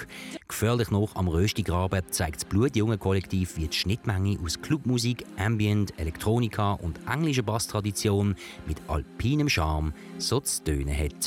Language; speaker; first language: German; native; German